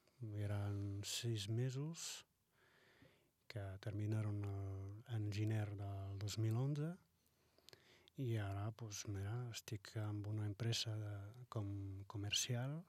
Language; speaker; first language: Catalan; non-native, learner; Arabic